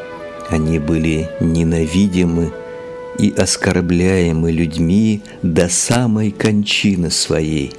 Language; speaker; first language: Russian; native; Russian